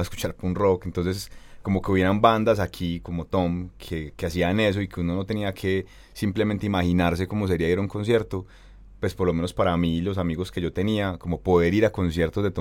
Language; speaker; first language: Spanish; native; Spanish